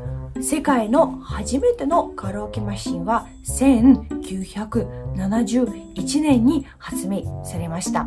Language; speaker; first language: Japanese; non-native, fluent; Russian